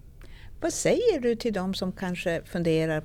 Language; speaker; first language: Swedish; native; Swedish